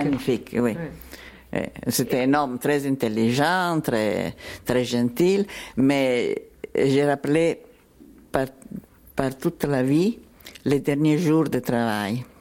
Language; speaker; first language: French; non-native, learner; Italian